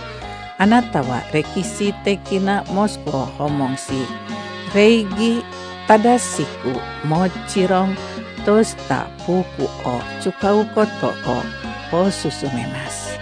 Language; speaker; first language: Japanese; non-native, fluent; Indonesian